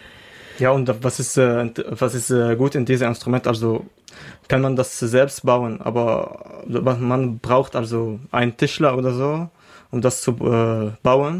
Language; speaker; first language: German; non-native, learner; Arabic